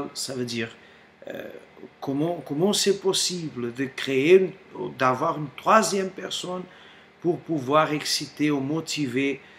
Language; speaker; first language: French; non-native, fluent; Portuguese